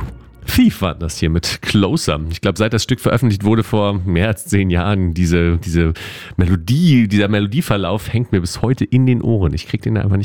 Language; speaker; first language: German; native; German